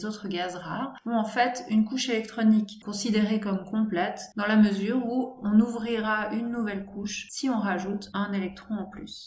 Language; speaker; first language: French; native; French